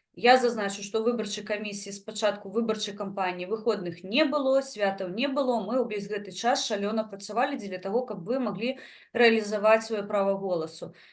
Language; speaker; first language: Belarusian; non-native, local second language; Russian